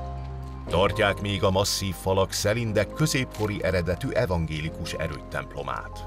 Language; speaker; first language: Hungarian; native; Hungarian